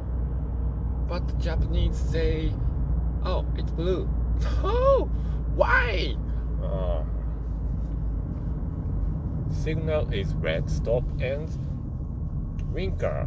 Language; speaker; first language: English; non-native, learner; Japanese